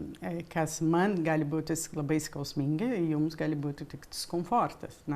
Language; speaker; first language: Lithuanian; early bilingual, heritage; Lithuanian